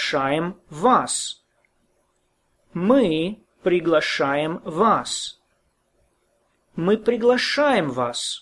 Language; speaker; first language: Russian; non-native, fluent; English